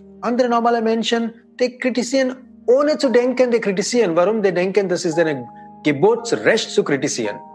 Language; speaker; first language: German; non-native, fluent; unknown